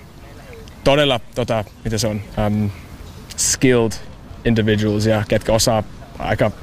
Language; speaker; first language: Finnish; non-native, learner; English